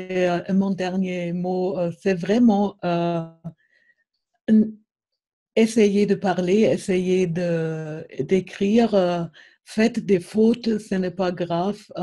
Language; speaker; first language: French; non-native, fluent; German